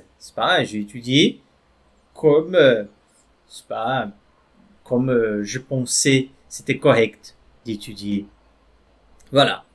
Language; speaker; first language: French; non-native, fluent; Portuguese